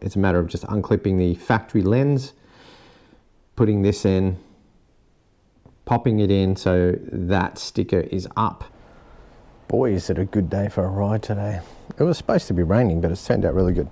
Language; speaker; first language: English; native; English